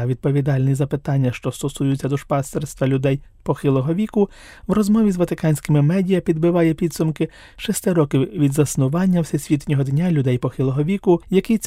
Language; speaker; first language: Ukrainian; native; Ukrainian